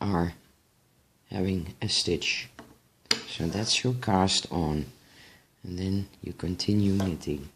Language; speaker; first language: English; non-native, fluent; Dutch